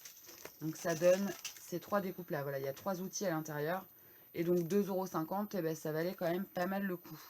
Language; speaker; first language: French; native; French